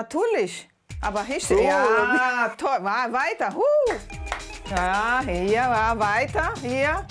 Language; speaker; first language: German; non-native, learner; Portuguese